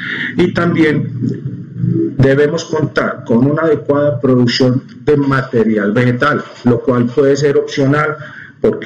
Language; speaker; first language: Spanish; native; Spanish